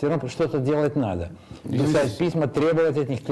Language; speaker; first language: Russian; native; Russian